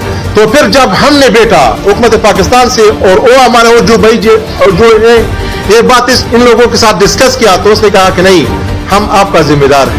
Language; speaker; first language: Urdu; non-native, fluent; Pashto